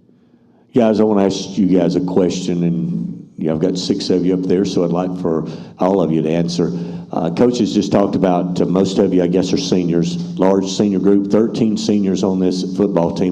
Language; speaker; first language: English; native; English